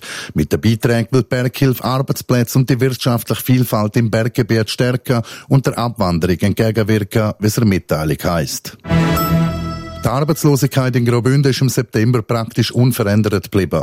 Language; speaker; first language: German; native; German